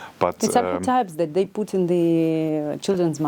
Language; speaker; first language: English; non-native, learner; Ukrainian